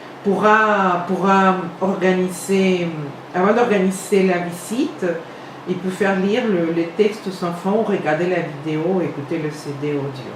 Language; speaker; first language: French; non-native, fluent; Spanish